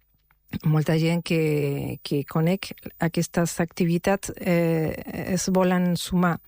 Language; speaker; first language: Catalan; non-native, local second language; Spanish